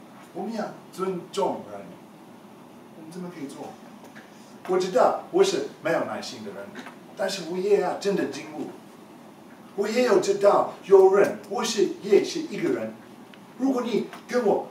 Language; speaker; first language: Chinese; non-native, learner; English